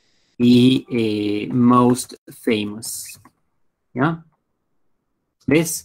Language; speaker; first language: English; non-native, fluent; Spanish